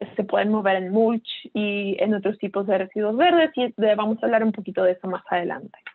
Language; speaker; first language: Spanish; native; Spanish